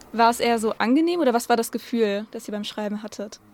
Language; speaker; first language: German; native; German